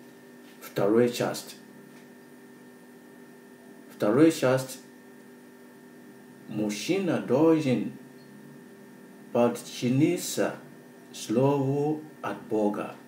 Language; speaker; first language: Russian; non-native, learner; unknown